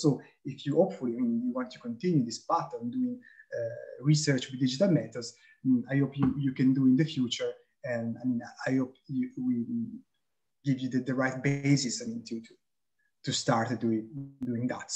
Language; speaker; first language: English; non-native, fluent; Italian